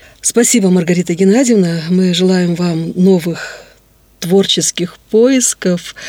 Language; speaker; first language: Russian; native; Russian